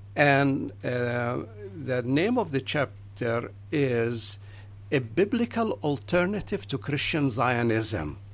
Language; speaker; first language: English; non-native, fluent; Arabic